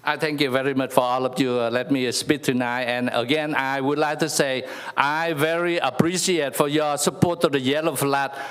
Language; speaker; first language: English; non-native, learner; Vietnamese